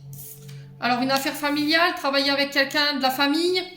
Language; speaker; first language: French; native; French